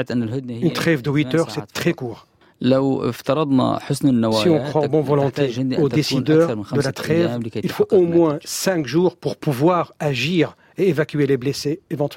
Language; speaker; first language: French; non-native, fluent; Arabic